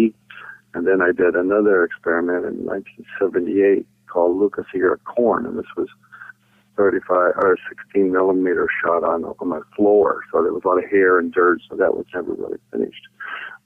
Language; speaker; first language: English; native; English